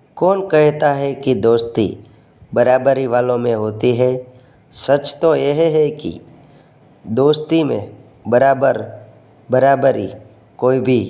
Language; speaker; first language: Hindi; non-native, local second language; Gujarati